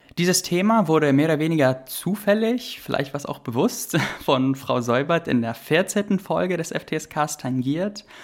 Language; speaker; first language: German; native; German